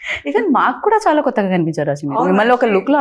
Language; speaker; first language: Telugu; native; Telugu